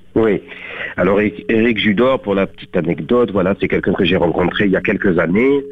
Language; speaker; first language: French; native; French